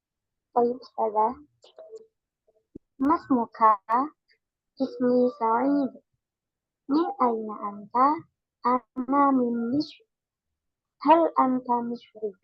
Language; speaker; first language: Arabic; non-native, learner; Indonesian